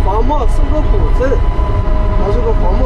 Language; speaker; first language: Chinese; native; Chinese